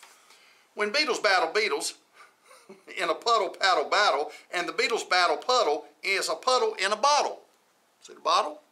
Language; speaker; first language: English; native; English